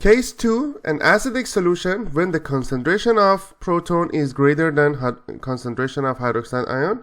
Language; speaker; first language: English; non-native, fluent; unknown